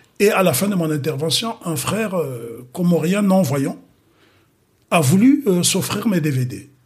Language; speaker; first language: French; non-native, local second language; Kongo